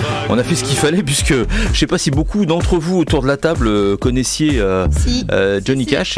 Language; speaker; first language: French; native; French